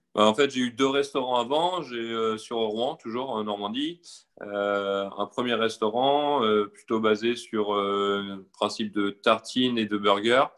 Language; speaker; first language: French; native; French